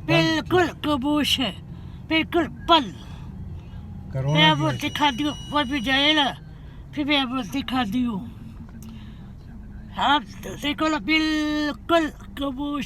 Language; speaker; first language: Hindi; non-native, learner; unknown